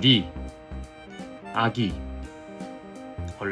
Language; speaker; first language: Korean; native; Korean